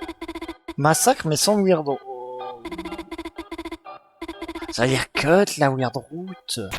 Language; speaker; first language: French; native; French